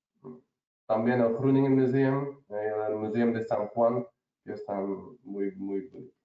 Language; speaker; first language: Spanish; non-native, learner; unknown